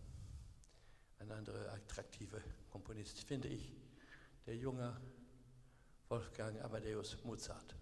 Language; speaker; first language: German; non-native, learner; English